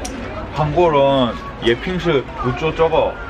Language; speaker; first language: Chinese; non-native, learner; Korean